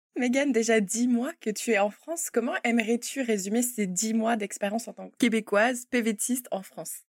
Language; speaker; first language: French; native; French